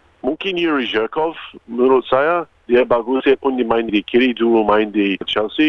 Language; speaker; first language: Indonesian; non-native, fluent; Croatian